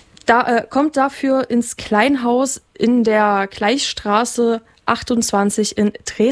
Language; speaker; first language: German; native; German